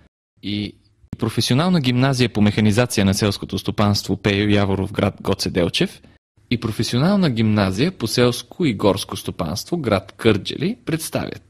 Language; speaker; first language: Bulgarian; native; Bulgarian